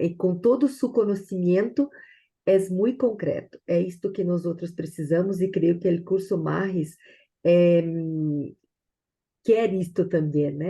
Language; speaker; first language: Portuguese; non-native, learner; Spanish